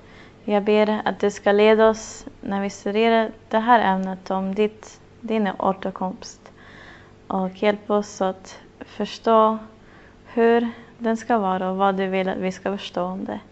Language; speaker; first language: Swedish; non-native, fluent; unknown